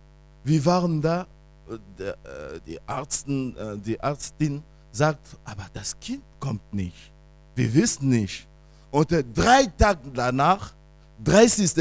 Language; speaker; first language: German; non-native, fluent; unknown